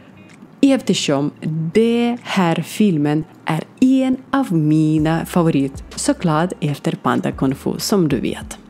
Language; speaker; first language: Swedish; non-native, learner; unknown